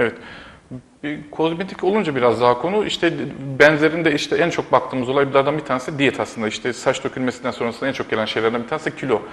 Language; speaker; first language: Turkish; native; Turkish